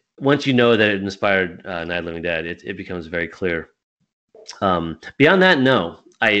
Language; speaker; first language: English; native; English